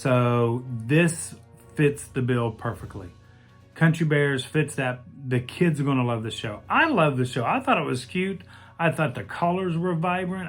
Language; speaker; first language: English; native; English